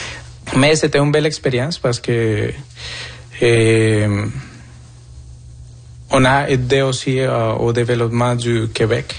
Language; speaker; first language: French; non-native, fluent; Spanish